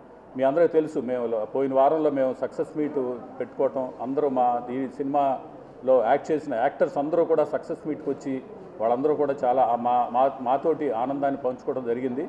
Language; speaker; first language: Telugu; native; Telugu